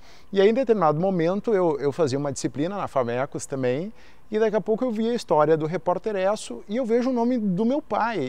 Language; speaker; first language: Portuguese; native; Portuguese